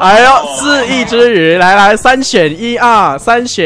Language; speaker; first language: Chinese; native; Chinese